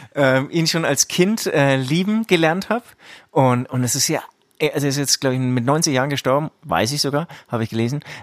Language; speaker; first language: German; early bilingual, other home language; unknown